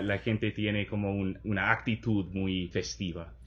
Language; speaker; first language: Spanish; non-native, fluent; English